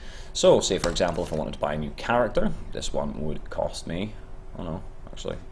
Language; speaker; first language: English; native; English